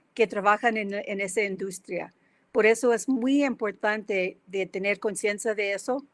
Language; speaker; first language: Spanish; non-native, learner; English